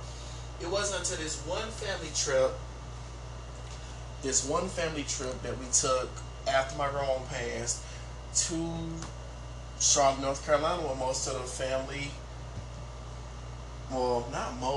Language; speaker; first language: English; native; English